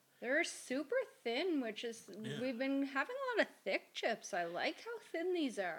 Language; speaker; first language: English; native; English